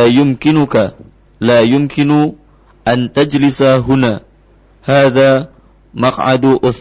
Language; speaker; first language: Arabic; non-native, learner; Indonesian